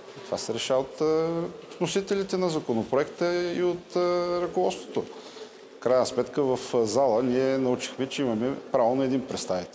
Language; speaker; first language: Bulgarian; native; Bulgarian